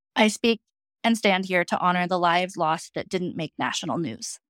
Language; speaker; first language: English; native; English